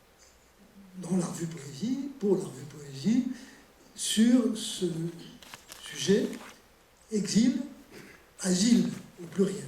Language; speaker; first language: French; native; French